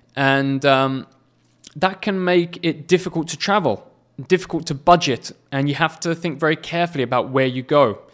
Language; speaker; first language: English; native; English